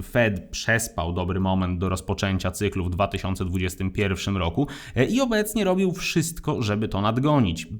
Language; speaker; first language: Polish; native; Polish